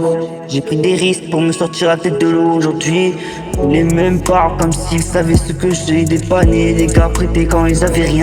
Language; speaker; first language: French; native; French